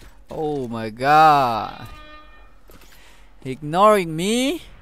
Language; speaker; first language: English; non-native, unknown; Indonesian